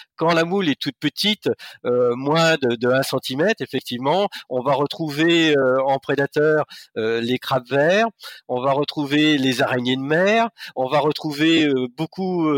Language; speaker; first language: French; native; French